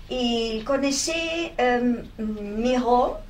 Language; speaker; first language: French; non-native, fluent; Spanish